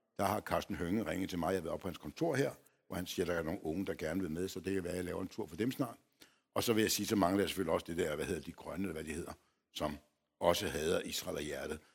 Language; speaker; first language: Danish; early bilingual, other home language; Polish